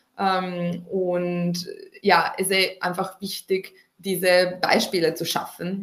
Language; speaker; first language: German; non-native, fluent; Italian